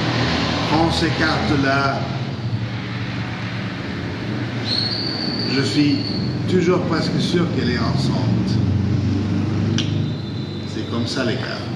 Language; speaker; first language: French; non-native, fluent; Spanish